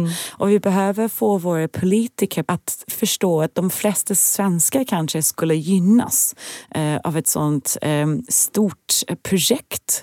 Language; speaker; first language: Swedish; non-native, fluent; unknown